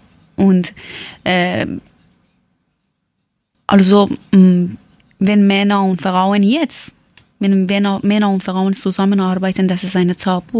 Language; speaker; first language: German; non-native, learner; Persian